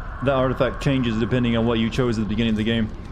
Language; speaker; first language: English; native; English